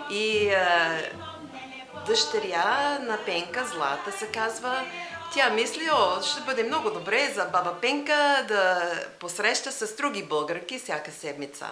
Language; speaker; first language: Bulgarian; non-native, learner; English